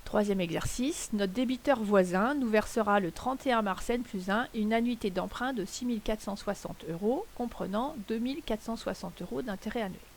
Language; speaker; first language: French; native; French